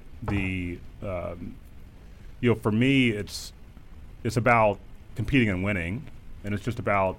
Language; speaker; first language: English; native; English